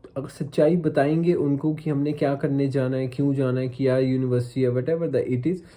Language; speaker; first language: Hindi; native; Hindi